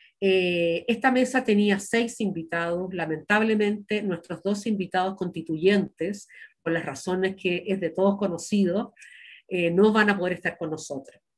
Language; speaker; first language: Spanish; native; Spanish